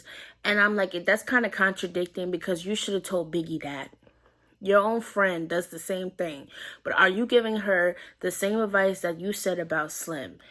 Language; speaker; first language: English; native; English